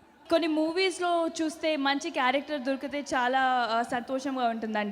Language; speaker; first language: Telugu; non-native, learner; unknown